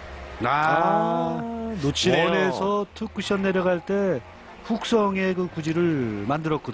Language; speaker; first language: Korean; native; Korean